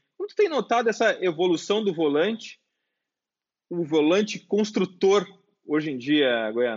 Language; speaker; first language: Portuguese; native; Portuguese